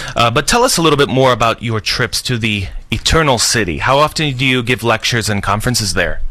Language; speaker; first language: English; native; English